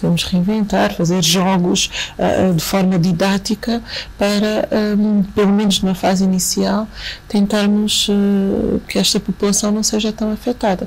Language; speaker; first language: Portuguese; native; Portuguese